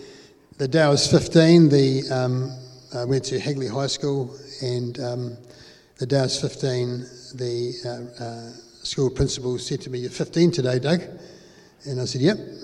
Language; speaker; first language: English; native; English